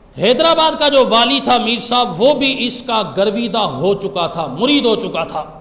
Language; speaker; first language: Urdu; non-native, local second language; Sindhi